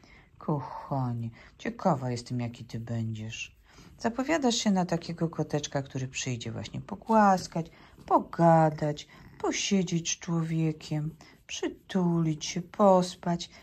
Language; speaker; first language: Polish; native; Polish